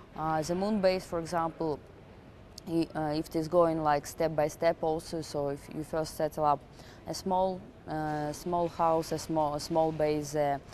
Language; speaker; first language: English; non-native, fluent; Russian